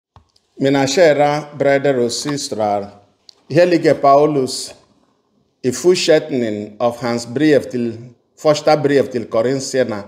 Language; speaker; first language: Swedish; non-native, fluent; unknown